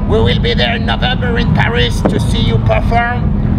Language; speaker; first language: English; non-native, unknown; French